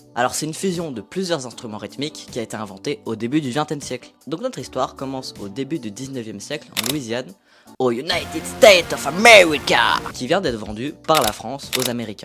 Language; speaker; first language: French; native; French